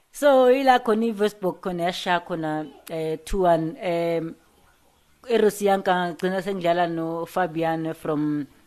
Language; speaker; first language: Zulu; non-native, local second language; South Ndebele